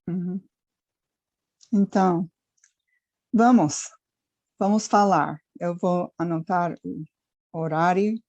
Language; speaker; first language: Portuguese; non-native, fluent; English